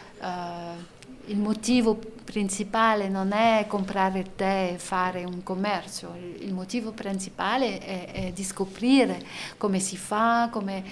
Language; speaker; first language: Italian; non-native, learner; French